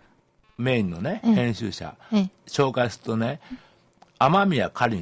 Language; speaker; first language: Japanese; native; Japanese